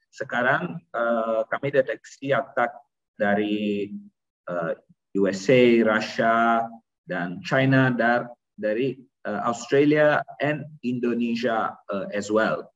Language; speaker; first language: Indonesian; non-native, learner; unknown